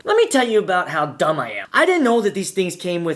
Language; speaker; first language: English; native; English